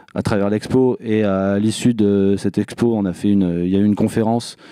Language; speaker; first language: French; native; French